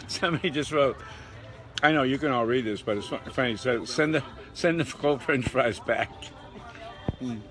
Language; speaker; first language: English; native; English